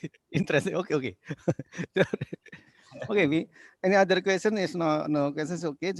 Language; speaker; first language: English; non-native, learner; Indonesian